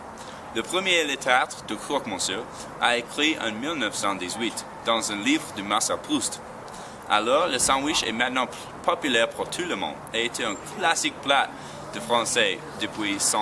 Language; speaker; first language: French; non-native, learner; English